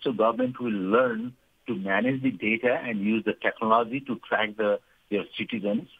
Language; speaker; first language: English; non-native, fluent; Nepali